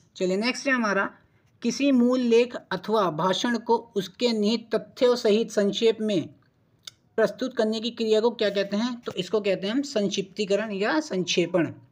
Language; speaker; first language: Hindi; native; Hindi